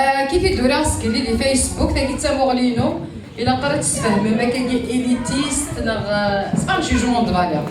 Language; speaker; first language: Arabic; non-native, local second language; Kabyle